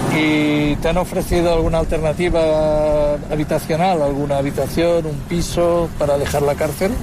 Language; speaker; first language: Spanish; native; Spanish